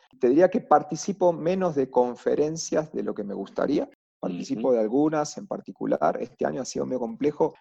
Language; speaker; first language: Spanish; native; Spanish